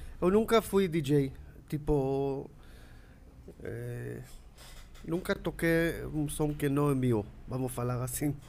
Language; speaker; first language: Portuguese; non-native, learner; Hebrew